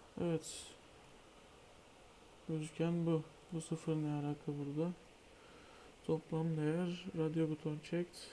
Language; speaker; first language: Turkish; native; Turkish